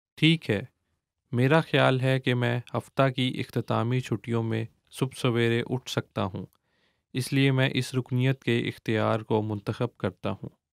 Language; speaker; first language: Urdu; native; Urdu